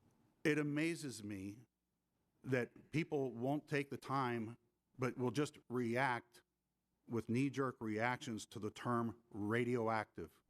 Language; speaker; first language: English; native; English